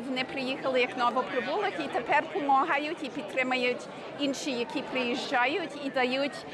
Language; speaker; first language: Ukrainian; early bilingual, heritage; Ukrainian